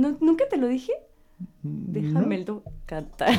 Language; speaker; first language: Spanish; native; Spanish